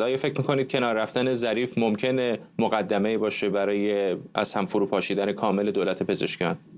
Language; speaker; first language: Persian; native; Persian